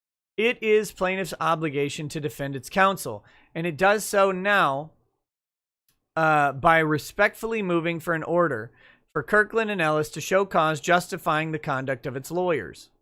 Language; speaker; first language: English; native; English